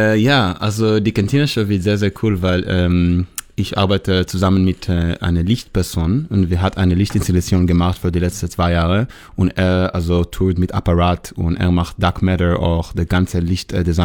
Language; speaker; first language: German; non-native, learner; Hebrew